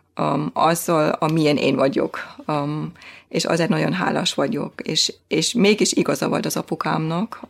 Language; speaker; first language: Hungarian; non-native, fluent; German